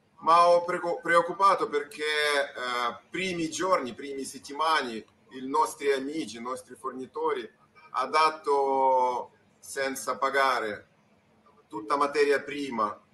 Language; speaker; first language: Italian; non-native, learner; Ukrainian